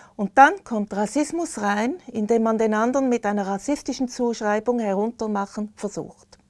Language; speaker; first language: German; native; German